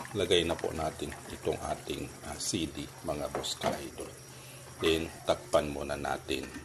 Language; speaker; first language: Filipino; non-native, local second language; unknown